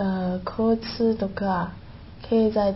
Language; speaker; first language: Japanese; non-native, learner; Chinese